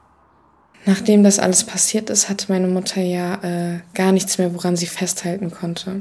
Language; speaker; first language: German; early bilingual, other home language; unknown